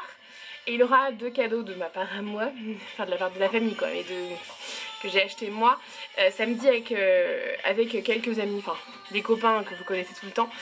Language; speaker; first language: French; native; French